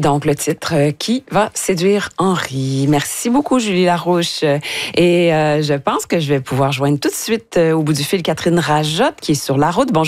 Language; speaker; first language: French; native; French